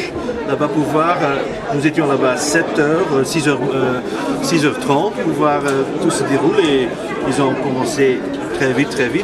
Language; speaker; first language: French; non-native, local second language; Dutch